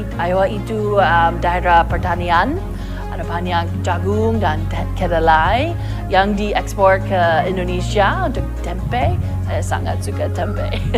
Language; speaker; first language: Indonesian; non-native, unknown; English